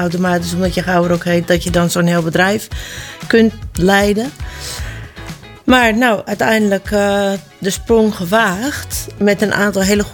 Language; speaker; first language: Dutch; native; Dutch